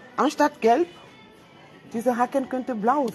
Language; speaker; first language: German; non-native, fluent; French